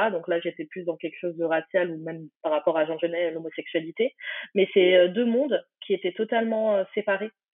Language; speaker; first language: French; early bilingual, other home language; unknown